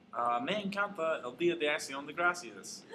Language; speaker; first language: Spanish; non-native, learner; English